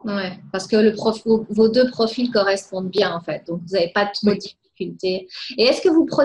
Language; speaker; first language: French; native; French